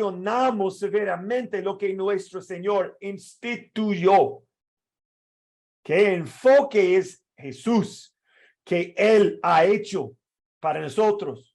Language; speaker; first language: Spanish; non-native, fluent; English